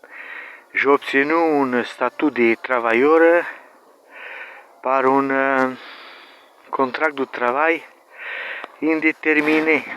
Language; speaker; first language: French; non-native, learner; Romanian